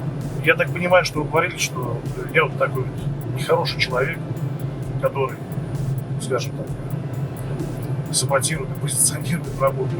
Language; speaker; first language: Russian; native; Russian